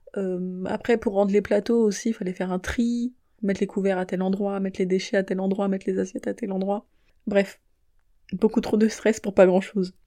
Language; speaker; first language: French; native; French